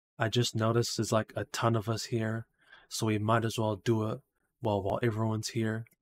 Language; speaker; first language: English; native; English